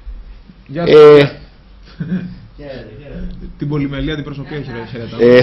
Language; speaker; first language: Greek; native; Greek